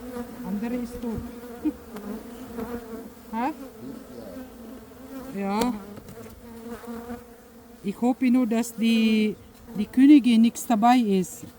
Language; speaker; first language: German; non-native, learner; Filipino